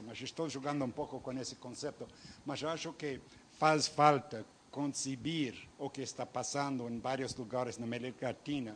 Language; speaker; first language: Portuguese; non-native, fluent; Spanish